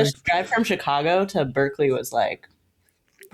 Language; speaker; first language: English; native; English